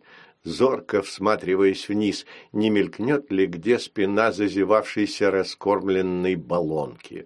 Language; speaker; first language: Russian; native; Russian